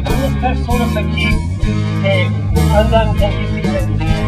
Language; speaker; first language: Spanish; non-native, fluent; English